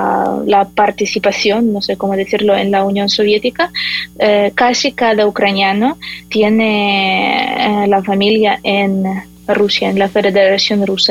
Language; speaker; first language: Spanish; non-native, fluent; Ukrainian